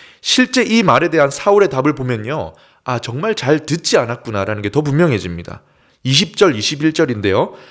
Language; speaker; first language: Korean; native; Korean